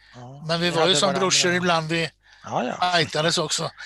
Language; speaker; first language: Swedish; native; Swedish